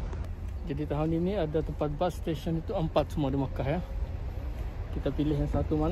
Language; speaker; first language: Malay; early bilingual, heritage; Malay